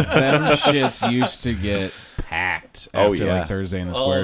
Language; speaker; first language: English; native; English